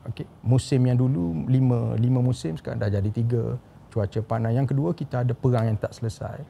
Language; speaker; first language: Malay; native; Malay